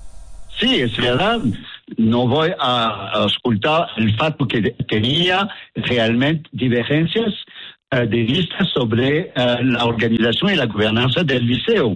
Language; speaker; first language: Spanish; non-native, fluent; French